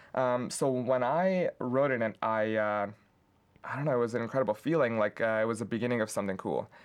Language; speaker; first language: English; non-native, local second language; Urdu